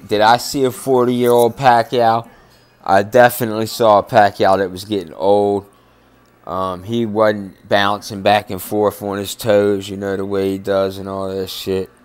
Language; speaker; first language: English; native; English